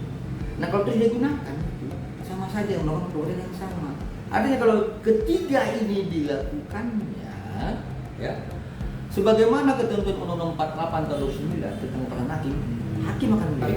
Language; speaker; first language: Indonesian; native; Indonesian